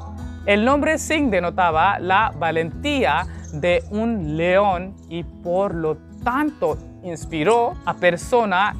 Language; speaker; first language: Spanish; non-native, learner; Hindi